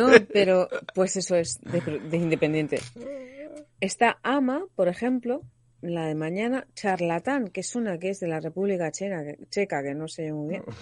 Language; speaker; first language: Spanish; native; Spanish